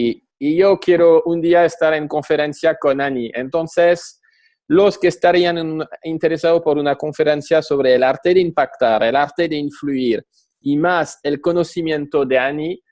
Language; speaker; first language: Spanish; non-native, fluent; French